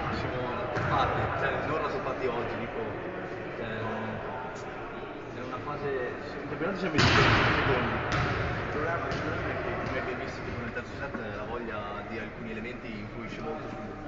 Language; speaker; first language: Italian; native; Italian